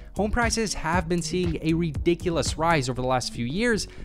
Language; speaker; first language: English; native; English